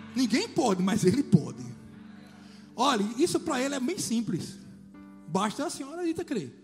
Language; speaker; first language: Portuguese; native; Portuguese